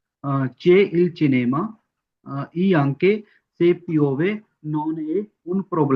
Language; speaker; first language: Italian; non-native, fluent; Hindi